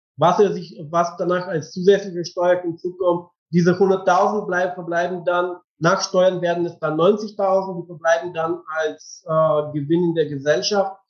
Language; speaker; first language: German; non-native, fluent; Bulgarian